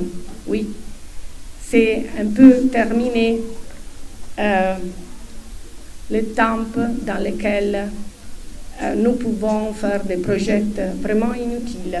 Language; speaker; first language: French; non-native, fluent; Italian